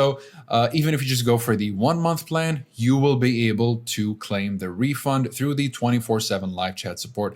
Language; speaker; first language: English; native; English